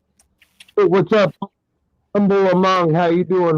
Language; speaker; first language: English; native; English